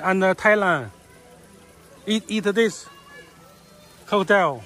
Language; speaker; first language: English; non-native, learner; Chinese